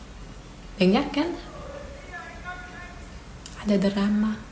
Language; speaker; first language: Indonesian; non-native, learner; Japanese